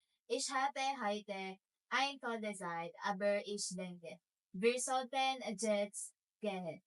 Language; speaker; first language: German; non-native, learner; Filipino